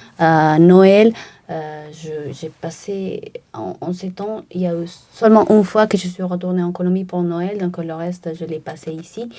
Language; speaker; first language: French; non-native, fluent; Spanish